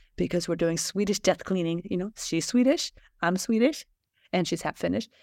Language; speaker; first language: English; native; English